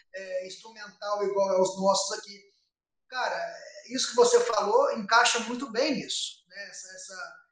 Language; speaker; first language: Portuguese; native; Portuguese